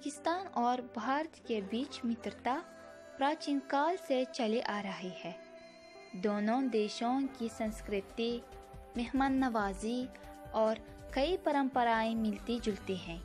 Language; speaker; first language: Hindi; non-native, learner; Uzbek